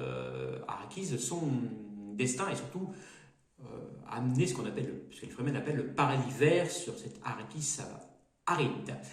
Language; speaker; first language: French; native; French